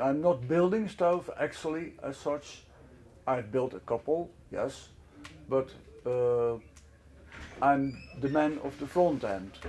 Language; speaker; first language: English; non-native, fluent; Dutch